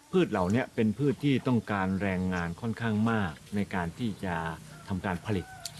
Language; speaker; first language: Thai; native; Thai